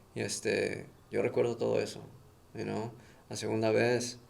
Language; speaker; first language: Spanish; early bilingual, other home language; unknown